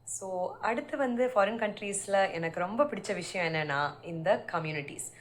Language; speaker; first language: Tamil; early bilingual, heritage; Tamil